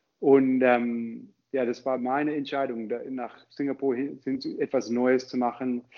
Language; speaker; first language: German; non-native, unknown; English